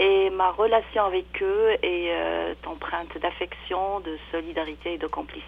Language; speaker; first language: French; non-native, local second language; Arabic